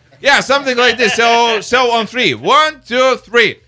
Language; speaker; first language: English; non-native, fluent; Lithuanian